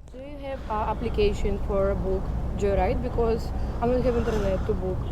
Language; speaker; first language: English; non-native, learner; Russian